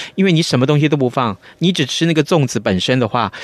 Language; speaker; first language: Chinese; native; Chinese